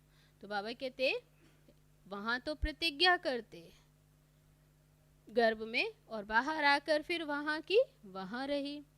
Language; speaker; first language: Hindi; native; Hindi